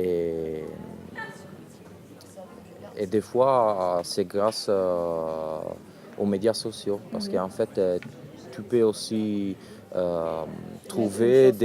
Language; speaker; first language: French; non-native, fluent; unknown